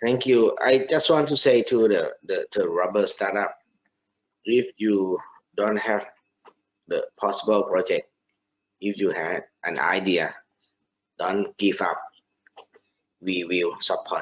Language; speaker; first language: English; non-native, learner; Thai